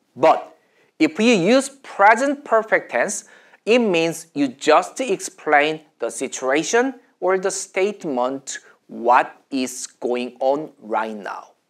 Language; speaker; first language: English; non-native, fluent; Korean